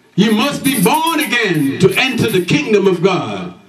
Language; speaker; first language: English; native; English